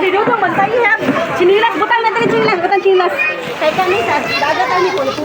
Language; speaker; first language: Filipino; non-native, local second language; Cebuano